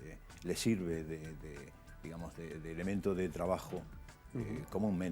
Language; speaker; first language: Spanish; native; Spanish